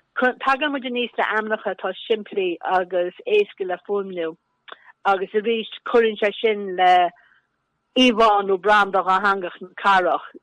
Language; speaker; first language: Irish; native; Irish